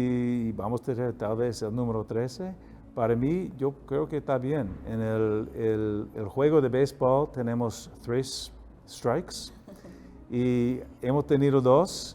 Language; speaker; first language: Spanish; non-native, fluent; English